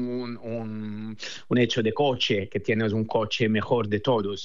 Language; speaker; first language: Spanish; non-native, fluent; Italian